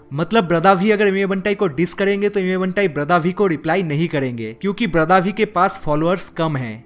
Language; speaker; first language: Hindi; non-native, local second language; Bangla